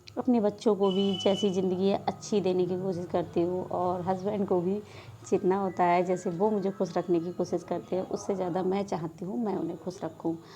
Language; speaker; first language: Hindi; non-native, local second language; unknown